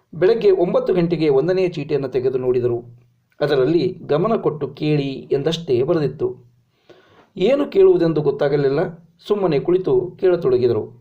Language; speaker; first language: Kannada; native; Kannada